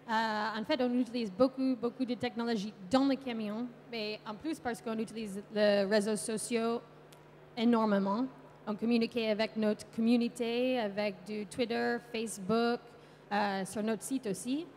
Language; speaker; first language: French; non-native, fluent; English